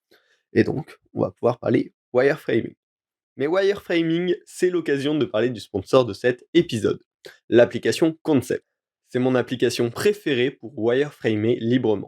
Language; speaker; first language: French; native; French